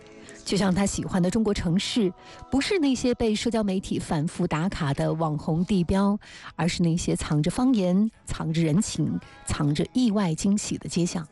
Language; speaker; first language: Chinese; native; Chinese